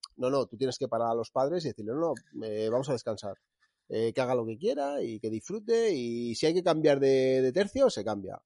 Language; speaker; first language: Spanish; native; Spanish